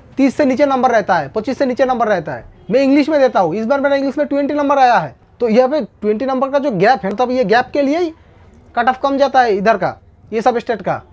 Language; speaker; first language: Hindi; non-native, local second language; Bangla